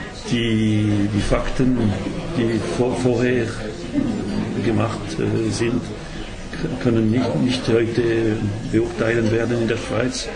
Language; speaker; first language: German; non-native, learner; French